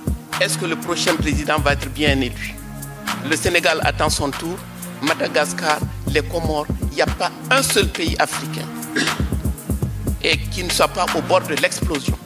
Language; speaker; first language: French; non-native, local second language; Bambara